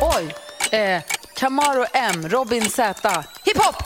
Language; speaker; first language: Swedish; native; Swedish